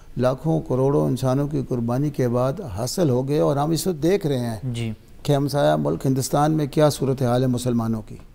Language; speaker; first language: Urdu; non-native, local second language; Pashto